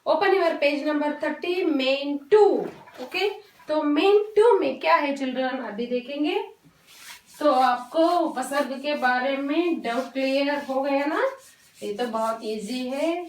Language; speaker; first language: Hindi; non-native, local second language; Kannada